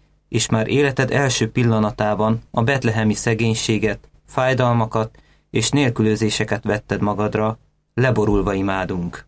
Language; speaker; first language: Hungarian; native; Hungarian